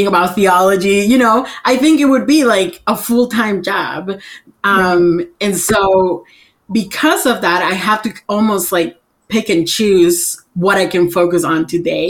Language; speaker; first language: English; early bilingual, other home language; Spanish